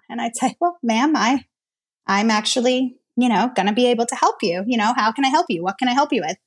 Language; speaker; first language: English; native; English